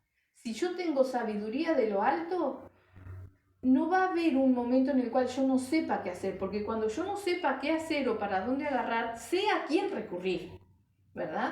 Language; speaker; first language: Spanish; native; Spanish